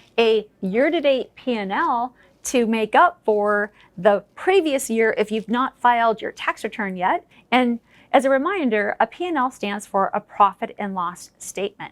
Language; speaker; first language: English; native; English